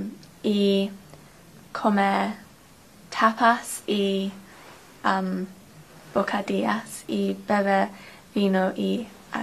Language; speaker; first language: Spanish; non-native, learner; English